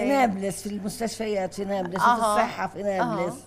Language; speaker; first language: Arabic; native; Arabic